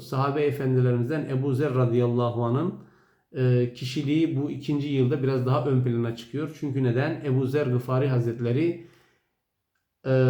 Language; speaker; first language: Turkish; native; Turkish